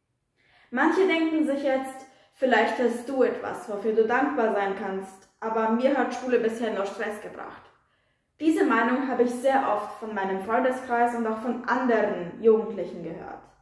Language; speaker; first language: German; non-native, fluent; Polish